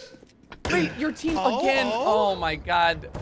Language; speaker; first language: English; native; English